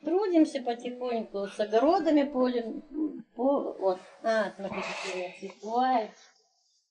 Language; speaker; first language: Russian; native; Russian